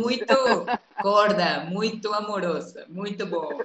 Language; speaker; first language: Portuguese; non-native, fluent; Spanish